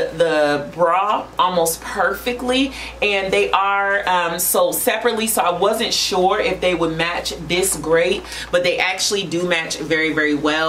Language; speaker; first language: English; native; English